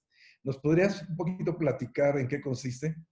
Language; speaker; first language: Spanish; native; Spanish